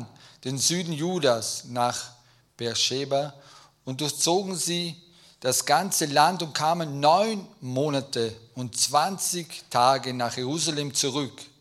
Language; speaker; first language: German; native; German